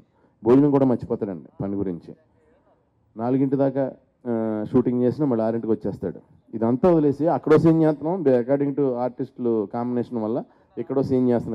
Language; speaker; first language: Telugu; native; Telugu